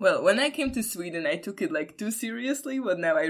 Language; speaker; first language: English; non-native, fluent; Slovak